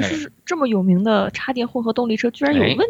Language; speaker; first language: Chinese; native; Chinese